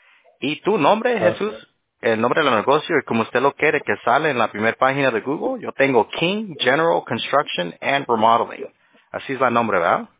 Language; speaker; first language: Spanish; early bilingual, heritage; Spanish